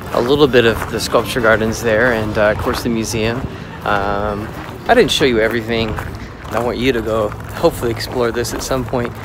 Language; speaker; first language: English; native; English